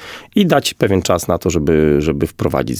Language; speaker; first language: Polish; native; Polish